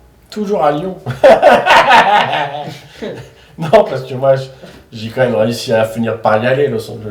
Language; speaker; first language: French; native; French